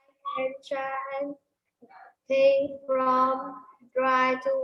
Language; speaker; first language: English; non-native, learner; Vietnamese